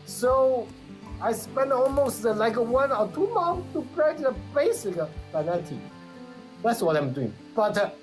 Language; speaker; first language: English; non-native, learner; Vietnamese